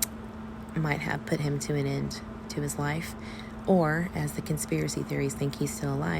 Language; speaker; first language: English; native; English